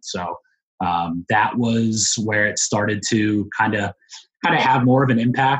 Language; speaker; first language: English; native; English